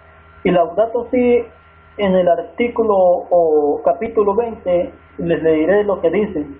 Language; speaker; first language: Spanish; native; Spanish